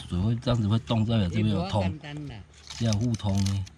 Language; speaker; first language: Chinese; native; Chinese